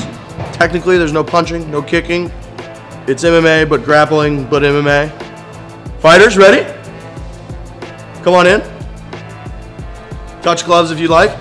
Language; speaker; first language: English; native; English